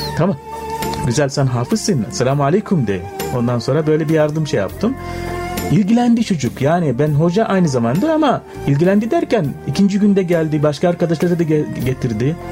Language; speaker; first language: Turkish; non-native, fluent; Arabic